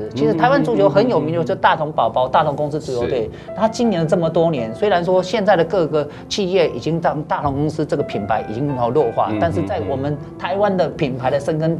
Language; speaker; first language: Chinese; native; Chinese